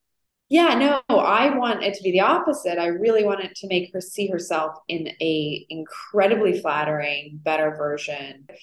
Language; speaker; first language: English; native; English